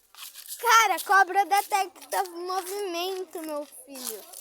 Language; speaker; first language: Portuguese; native; Portuguese